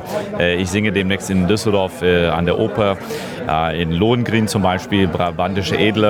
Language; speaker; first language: German; non-native, fluent; English